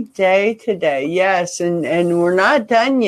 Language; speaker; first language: English; native; English